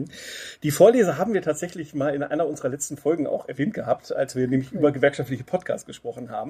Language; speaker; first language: German; native; German